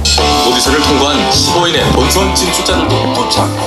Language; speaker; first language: Korean; native; Korean